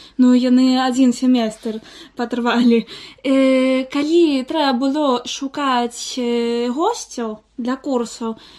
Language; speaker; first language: Belarusian; non-native, fluent; Spanish